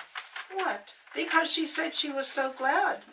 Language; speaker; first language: English; native; English